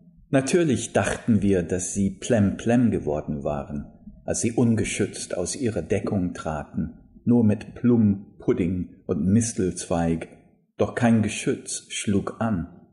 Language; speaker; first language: German; non-native, fluent; English